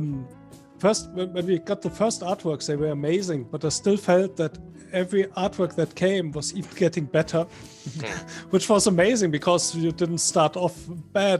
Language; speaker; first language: English; non-native, fluent; German